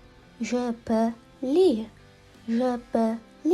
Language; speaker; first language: French; non-native, fluent; Sinhala